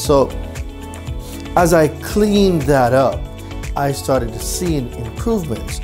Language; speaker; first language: English; native; English